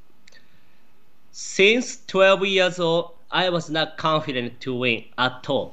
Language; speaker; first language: English; non-native, learner; Japanese